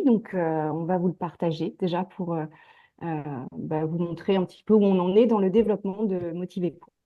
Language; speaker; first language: French; native; French